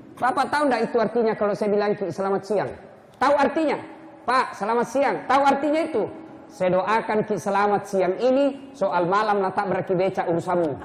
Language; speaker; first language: Indonesian; non-native, local second language; Buginese